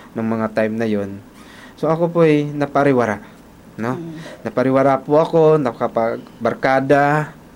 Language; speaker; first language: Filipino; non-native, local second language; Cebuano